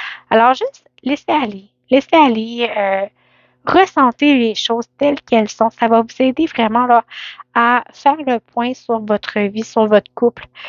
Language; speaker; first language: French; native; French